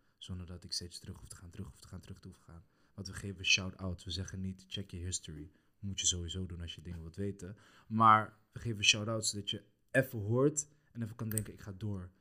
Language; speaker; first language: Dutch; early bilingual, other home language; Kabuverdianu